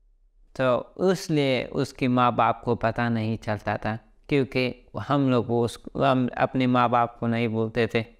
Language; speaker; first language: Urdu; early bilingual, other home language; Pashto